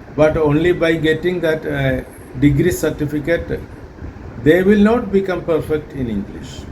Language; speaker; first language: English; non-native, local second language; Malayalam